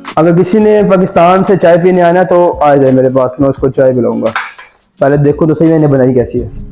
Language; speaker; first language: Urdu; native; Urdu